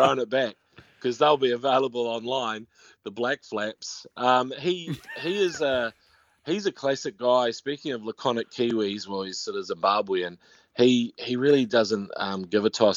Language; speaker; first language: English; native; English